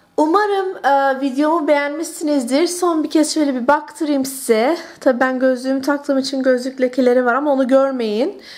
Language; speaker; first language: Turkish; early bilingual, heritage; Turkish